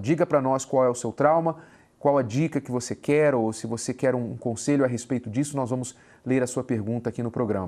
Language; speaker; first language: Portuguese; native; Portuguese